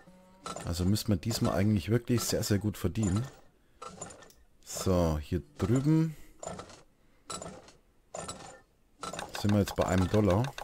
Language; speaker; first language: German; native; German